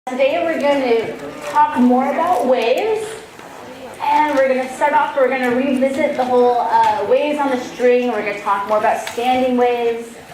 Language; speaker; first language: English; native; English